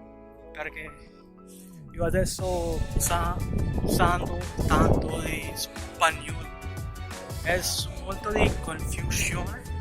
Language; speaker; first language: Italian; non-native, learner; Tamil